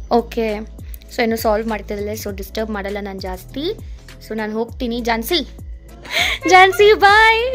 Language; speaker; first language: Kannada; non-native, local second language; Telugu